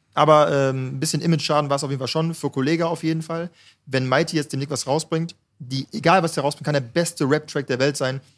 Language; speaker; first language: German; native; German